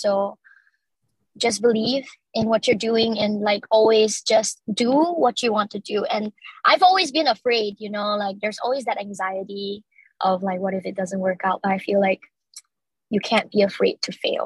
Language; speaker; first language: English; non-native, local second language; Chinese